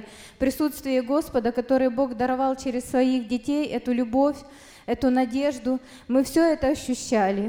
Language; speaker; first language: Russian; native; Russian